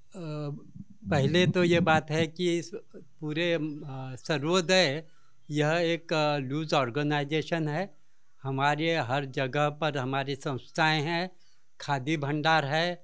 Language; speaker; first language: Hindi; non-native, local second language; Marathi